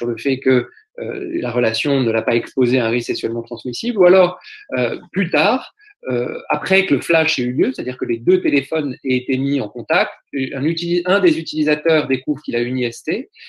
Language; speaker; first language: French; native; French